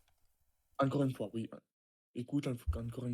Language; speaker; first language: French; non-native, learner; Russian